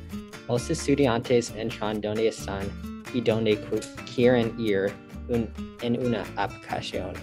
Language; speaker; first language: Spanish; non-native, learner; English